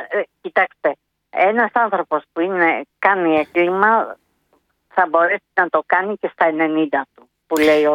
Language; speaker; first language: Greek; native; Greek